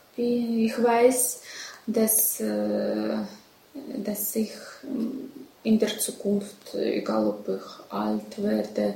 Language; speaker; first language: German; non-native, learner; Russian